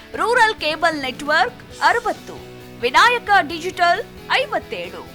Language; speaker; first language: Kannada; native; Kannada